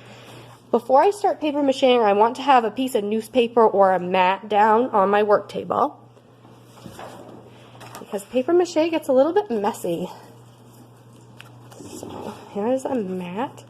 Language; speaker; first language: English; native; English